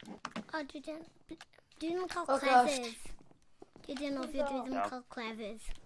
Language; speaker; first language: Welsh; non-native, local second language; English